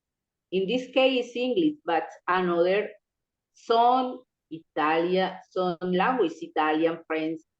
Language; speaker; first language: English; non-native, local second language; Spanish